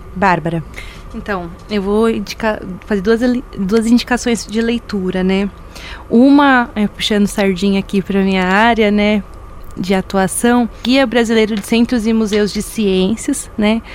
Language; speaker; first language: Portuguese; native; Portuguese